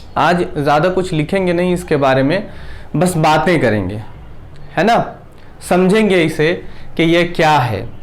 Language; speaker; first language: Urdu; native; Urdu